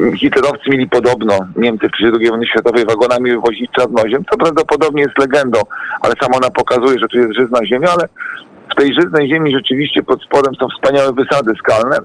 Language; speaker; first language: Polish; native; Polish